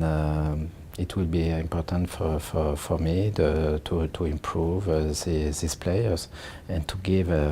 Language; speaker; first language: English; non-native, learner; French